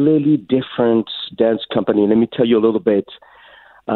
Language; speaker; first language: English; non-native, fluent; French